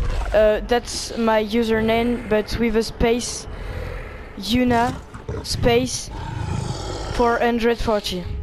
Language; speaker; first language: English; non-native, learner; French